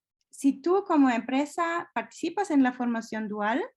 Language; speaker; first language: Spanish; non-native, fluent; German